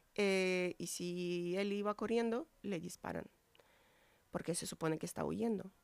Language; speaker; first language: Spanish; non-native, fluent; Ukrainian